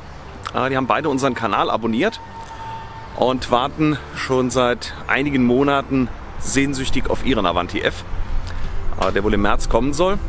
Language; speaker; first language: German; native; German